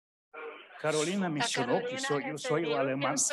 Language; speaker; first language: Portuguese; early bilingual, other home language; German